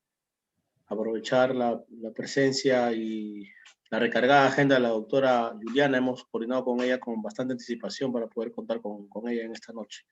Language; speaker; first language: Spanish; native; Spanish